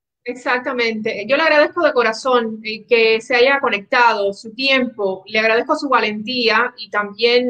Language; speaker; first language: Spanish; native; Spanish